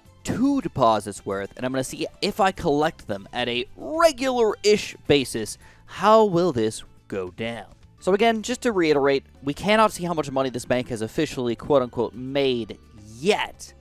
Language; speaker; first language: English; native; English